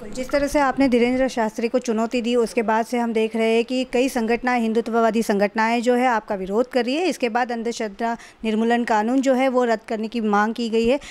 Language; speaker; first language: Hindi; non-native, local second language; Marathi